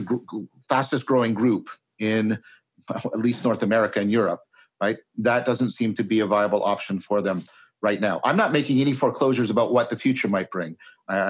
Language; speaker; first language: English; native; English